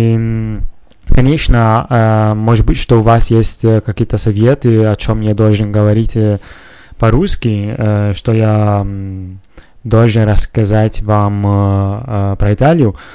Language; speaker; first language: Russian; non-native, fluent; Italian